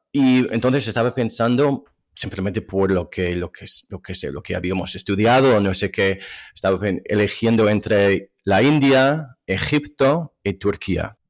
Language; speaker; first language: Spanish; non-native, fluent; English